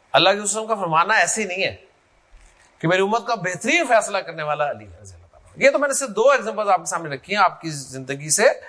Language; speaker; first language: Urdu; native; Urdu